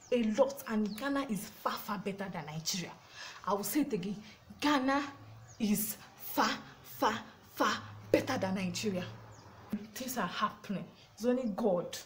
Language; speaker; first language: English; non-native, local second language; Yoruba